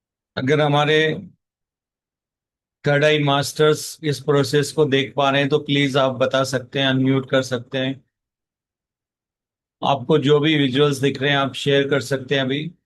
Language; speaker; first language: Hindi; native; Hindi